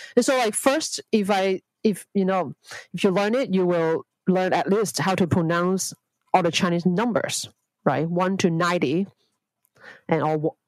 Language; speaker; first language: English; non-native, local second language; Cantonese